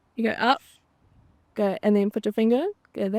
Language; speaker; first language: English; native; English